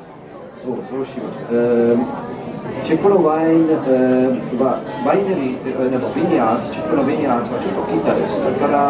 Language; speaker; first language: Japanese; non-native, learner; Czech